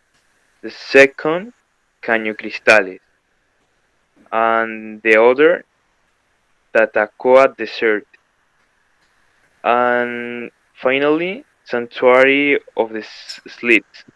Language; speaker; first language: English; non-native, learner; Spanish